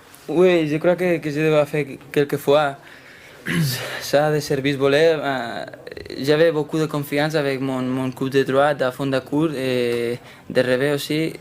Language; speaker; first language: French; non-native, fluent; Spanish